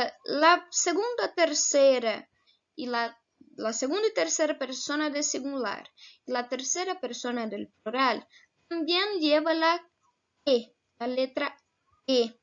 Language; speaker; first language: Spanish; non-native, fluent; Portuguese